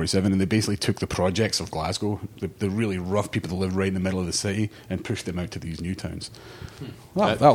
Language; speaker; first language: English; native; English